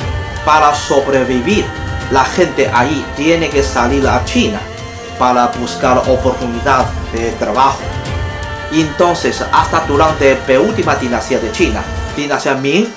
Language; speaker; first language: Spanish; non-native, fluent; Chinese